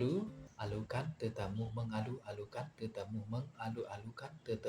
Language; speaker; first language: Indonesian; non-native, fluent; Burmese